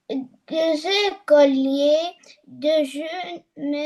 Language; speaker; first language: French; non-native, learner; Arabic